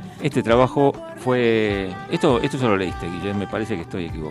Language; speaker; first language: Spanish; native; Spanish